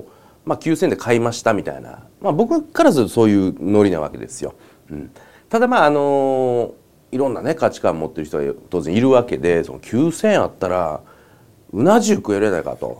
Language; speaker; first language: Japanese; native; Japanese